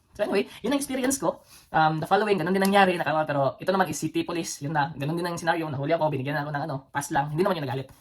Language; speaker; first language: Filipino; non-native, local second language; Cebuano